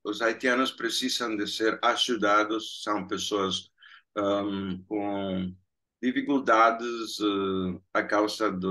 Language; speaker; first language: Portuguese; non-native, fluent; Spanish